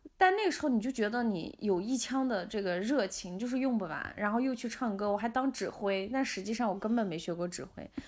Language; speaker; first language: Chinese; non-native, local second language; Uyghur